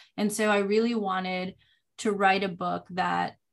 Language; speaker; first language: English; non-native, fluent; Spanish